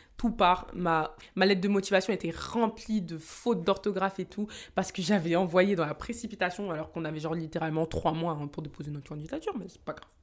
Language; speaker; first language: French; native; French